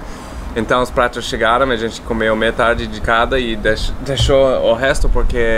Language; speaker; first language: Portuguese; non-native, fluent; English